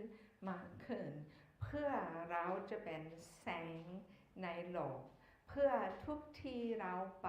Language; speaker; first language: Thai; non-native, fluent; English